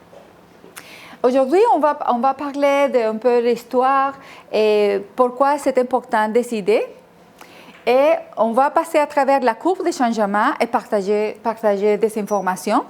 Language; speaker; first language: French; non-native, fluent; Spanish